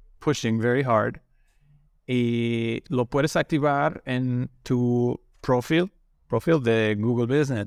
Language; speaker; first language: Spanish; non-native, learner; English